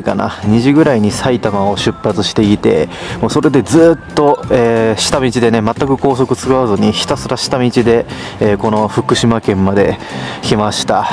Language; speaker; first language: Japanese; native; Japanese